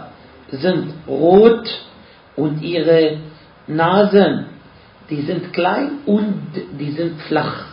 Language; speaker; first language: German; non-native, fluent; Arabic